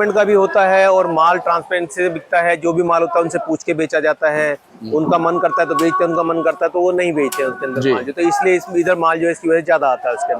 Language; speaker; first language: Hindi; native; Hindi